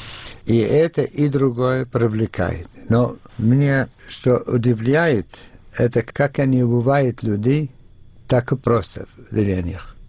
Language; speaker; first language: Russian; non-native, fluent; Arabic